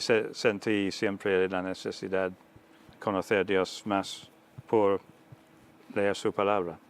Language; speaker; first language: Spanish; non-native, fluent; English